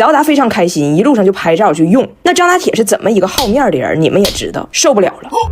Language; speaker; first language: Chinese; native; Chinese